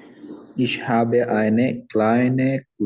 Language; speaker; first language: German; non-native, learner; Malayalam